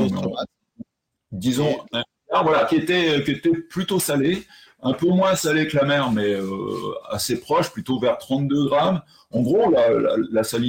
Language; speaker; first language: French; native; French